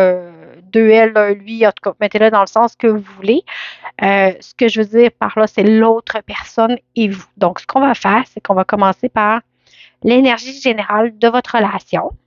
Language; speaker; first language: French; native; French